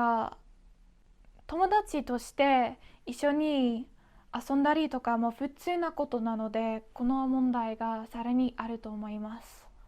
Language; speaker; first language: Japanese; non-native, fluent; Dutch